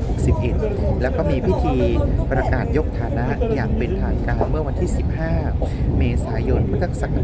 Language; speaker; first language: Thai; native; Thai